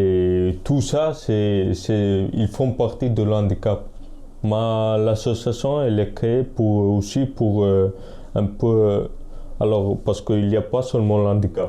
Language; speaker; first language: French; non-native, fluent; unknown